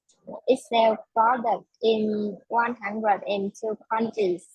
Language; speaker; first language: English; non-native, learner; Vietnamese